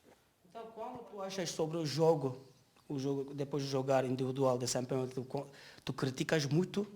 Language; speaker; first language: Portuguese; non-native, learner; Turkish